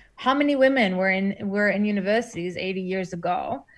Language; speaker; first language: English; non-native, fluent; German